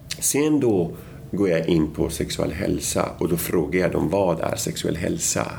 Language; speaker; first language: Swedish; non-native, fluent; Arabic